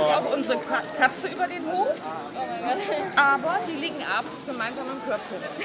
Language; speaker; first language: German; native; German